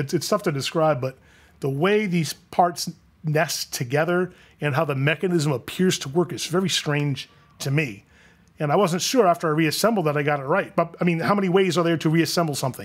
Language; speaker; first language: English; native; English